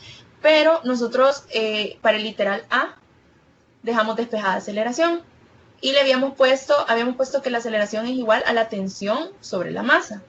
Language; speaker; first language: Spanish; native; Spanish